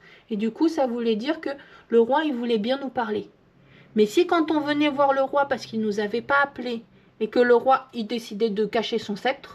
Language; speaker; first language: French; native; French